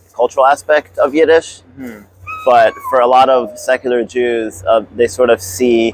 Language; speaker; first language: English; native; English